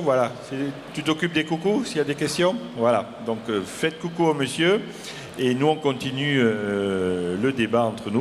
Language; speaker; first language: French; native; French